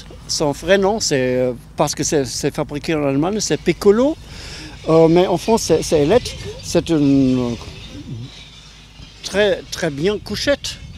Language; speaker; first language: French; non-native, fluent; German